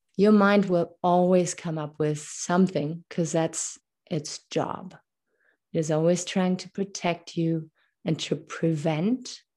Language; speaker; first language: English; non-native, fluent; German